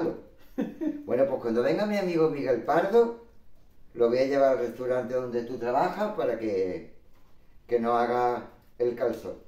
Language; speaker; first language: Spanish; native; Spanish